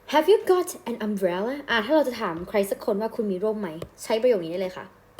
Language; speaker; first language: Thai; native; Thai